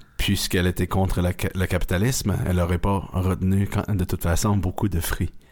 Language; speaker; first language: French; non-native, learner; English